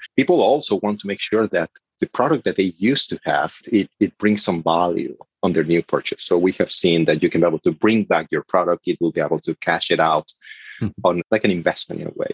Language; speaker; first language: English; non-native, fluent; Spanish